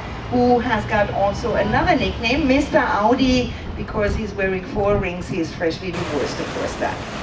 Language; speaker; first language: English; non-native, fluent; German